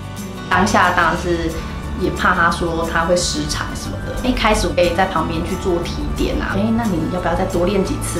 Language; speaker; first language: Chinese; native; Chinese